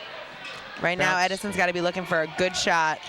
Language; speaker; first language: English; native; English